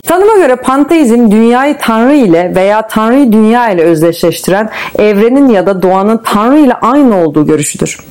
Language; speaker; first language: Turkish; native; Turkish